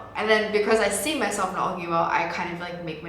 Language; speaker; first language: English; native; English